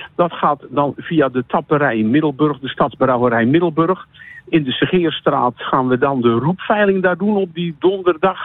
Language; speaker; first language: Dutch; native; Dutch